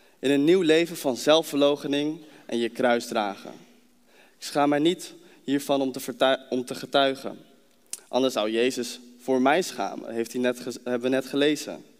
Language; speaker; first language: Dutch; native; Dutch